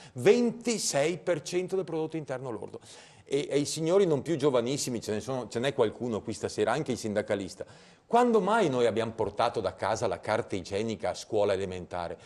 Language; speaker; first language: Italian; native; Italian